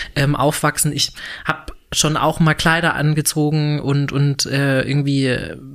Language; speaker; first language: German; native; German